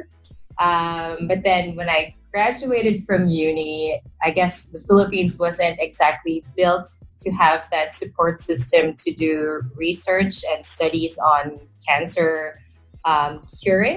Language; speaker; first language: English; non-native, local second language; Filipino